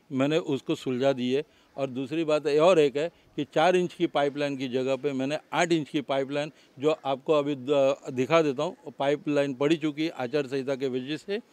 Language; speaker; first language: Hindi; non-native, local second language; Marathi